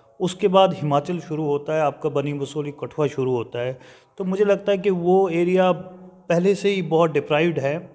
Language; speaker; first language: Hindi; non-native, local second language; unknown